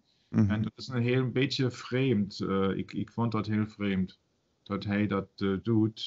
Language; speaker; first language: Dutch; non-native, learner; German